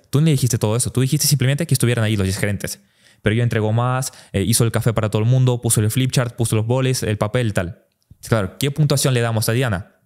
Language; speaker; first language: Spanish; early bilingual, other home language; Russian